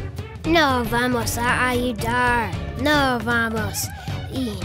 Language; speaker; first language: Spanish; non-native, learner; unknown